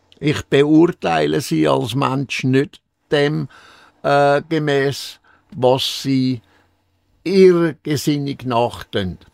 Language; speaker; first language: German; native; German